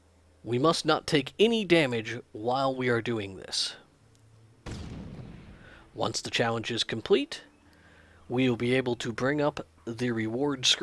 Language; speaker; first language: English; native; English